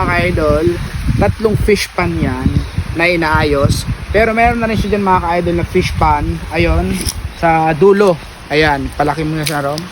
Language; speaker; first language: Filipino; non-native, local second language; Bikol